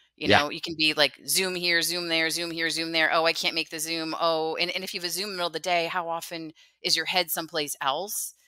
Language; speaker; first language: English; native; English